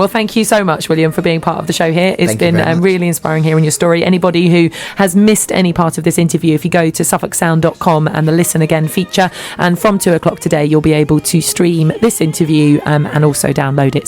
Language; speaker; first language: English; native; English